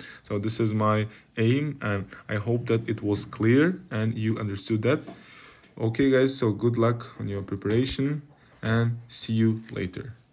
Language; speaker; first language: English; non-native, fluent; Kazakh